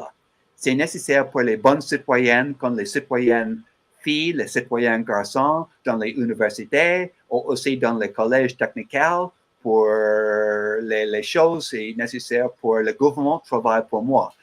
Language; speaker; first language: French; non-native, learner; English